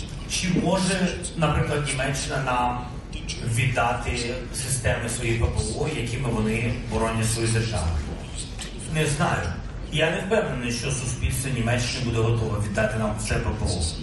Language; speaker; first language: Ukrainian; non-native, local second language; Russian